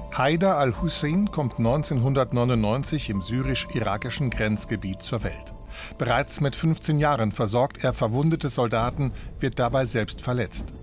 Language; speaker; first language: German; native; German